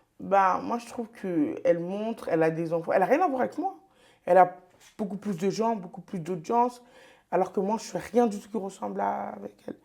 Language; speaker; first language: French; early bilingual, other home language; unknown